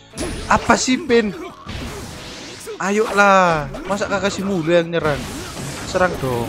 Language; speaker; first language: Indonesian; native; Indonesian